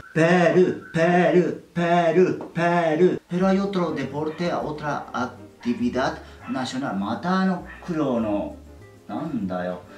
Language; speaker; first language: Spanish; non-native, learner; Japanese